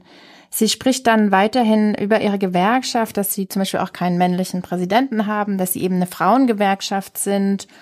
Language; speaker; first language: German; native; German